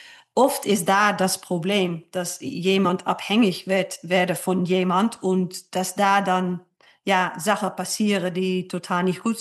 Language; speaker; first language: German; non-native, fluent; Dutch